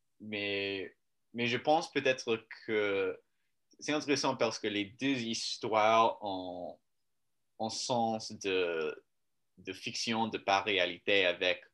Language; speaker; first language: French; non-native, learner; English